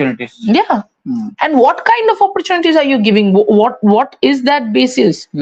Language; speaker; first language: English; non-native, local second language; Hindi